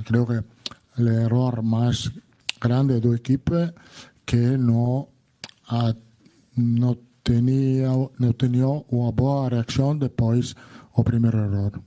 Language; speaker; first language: Portuguese; non-native, learner; Italian